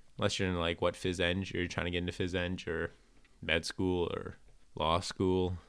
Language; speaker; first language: English; native; English